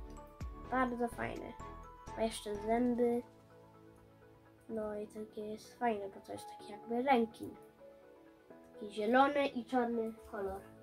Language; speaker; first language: Polish; early bilingual, heritage; Polish